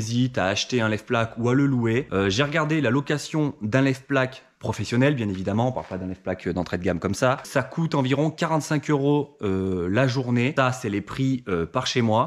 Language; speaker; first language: French; native; French